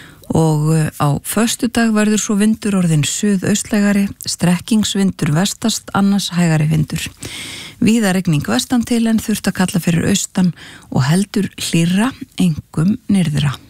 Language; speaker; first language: Icelandic; native; Icelandic